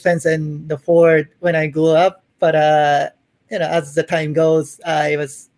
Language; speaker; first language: English; non-native, fluent; Japanese